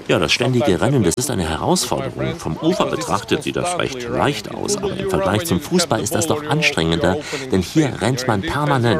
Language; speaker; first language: German; native; German